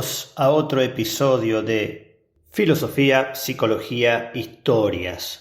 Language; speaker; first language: Spanish; native; Spanish